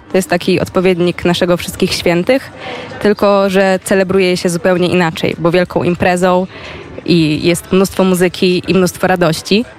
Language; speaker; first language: Polish; native; Polish